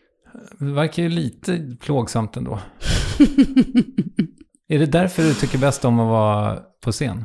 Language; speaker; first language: Swedish; native; Swedish